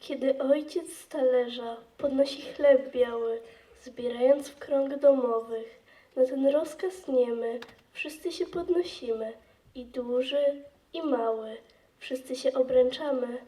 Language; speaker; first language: Polish; native; Polish